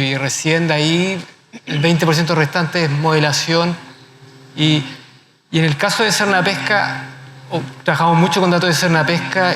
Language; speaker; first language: Spanish; native; Spanish